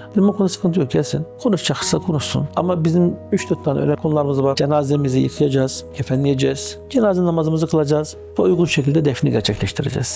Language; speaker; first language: Turkish; early bilingual, heritage; Turkish